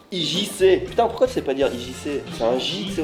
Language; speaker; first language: French; native; French